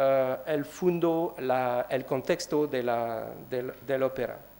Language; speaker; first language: Spanish; non-native, learner; French